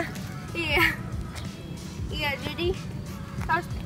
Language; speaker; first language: Indonesian; early bilingual, other home language; English